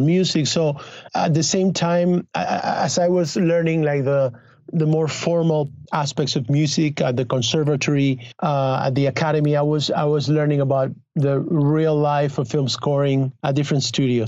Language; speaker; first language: English; non-native, fluent; Spanish